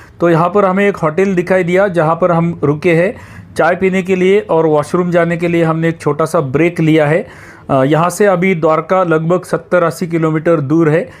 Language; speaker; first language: Hindi; non-native, local second language; Marathi